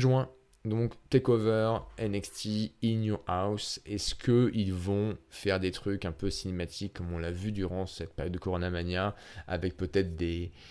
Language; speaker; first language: French; native; French